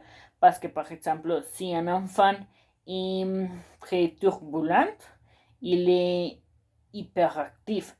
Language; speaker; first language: French; non-native, learner; Spanish